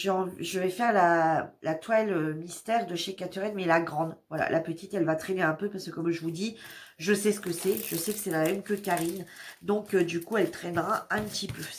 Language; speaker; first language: French; native; French